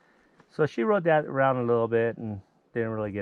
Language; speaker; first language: English; native; English